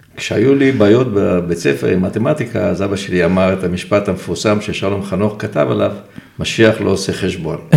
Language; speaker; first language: Hebrew; early bilingual, other home language; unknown